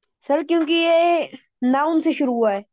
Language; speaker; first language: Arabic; non-native, learner; Urdu